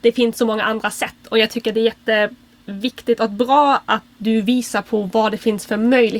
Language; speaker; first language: Swedish; non-native, fluent; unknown